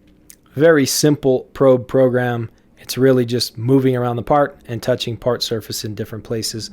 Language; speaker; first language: English; native; English